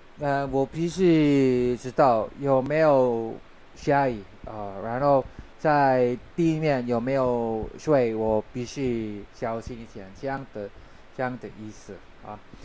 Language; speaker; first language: Chinese; non-native, learner; Filipino